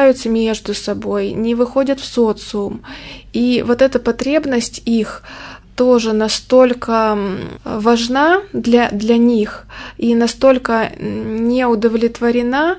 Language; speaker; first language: Russian; native; Russian